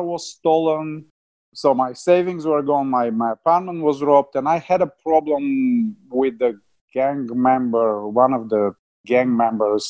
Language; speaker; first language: English; non-native, fluent; Bulgarian